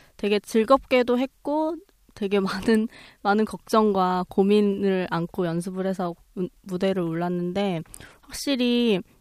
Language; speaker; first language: Korean; native; Korean